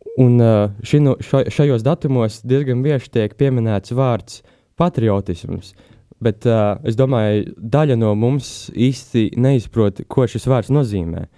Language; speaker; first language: Latvian; native; Latvian